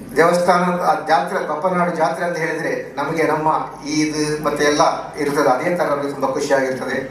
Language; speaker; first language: Kannada; non-native, local second language; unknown